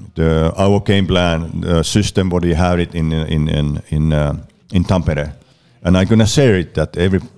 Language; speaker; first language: English; non-native, learner; Finnish